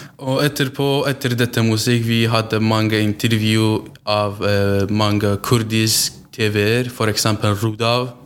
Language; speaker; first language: Norwegian; non-native, learner; Central Kurdish